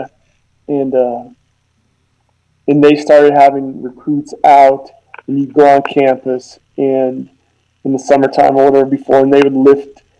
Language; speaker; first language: English; native; English